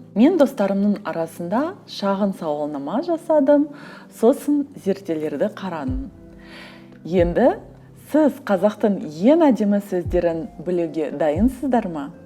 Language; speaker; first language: Kazakh; non-native, learner; Russian